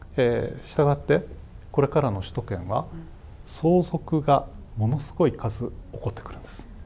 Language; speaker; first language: Japanese; native; Japanese